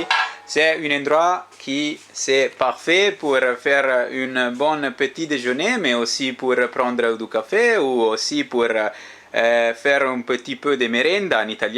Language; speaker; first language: French; non-native, learner; Italian